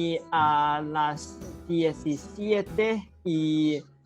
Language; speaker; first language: Spanish; non-native, learner; Cantonese